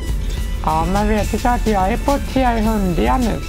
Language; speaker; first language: Swedish; early bilingual, other home language; Chinese